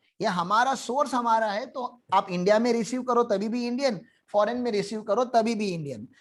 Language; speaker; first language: Hindi; non-native, local second language; Marathi